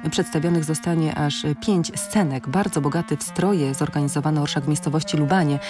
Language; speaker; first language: Polish; native; Polish